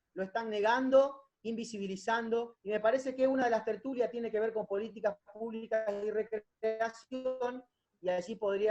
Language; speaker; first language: Spanish; native; Spanish